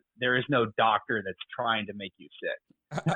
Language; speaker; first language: English; native; English